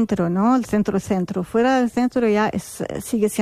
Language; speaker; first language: Spanish; non-native, fluent; Arabic